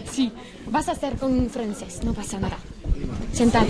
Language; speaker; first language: Spanish; non-native, learner; French